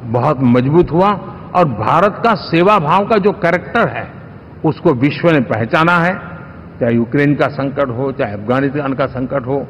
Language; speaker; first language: Hindi; non-native, local second language; Gujarati